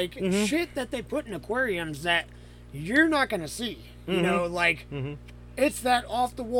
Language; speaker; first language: English; native; English